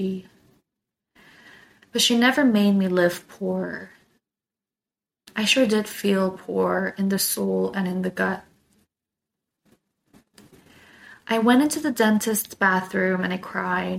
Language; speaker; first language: English; non-native, fluent; Korean